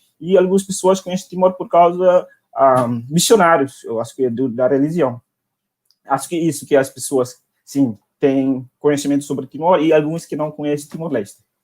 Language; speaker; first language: Portuguese; non-native, local second language; Tetum